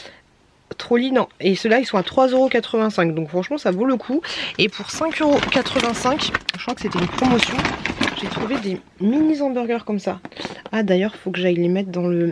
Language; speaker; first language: French; native; French